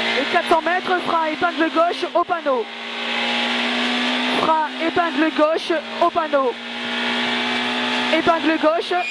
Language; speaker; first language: French; native; French